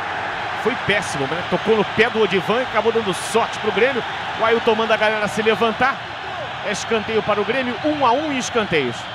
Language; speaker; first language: Portuguese; native; Portuguese